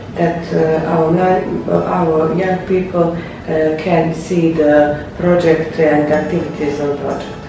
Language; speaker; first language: English; non-native, learner; Bosnian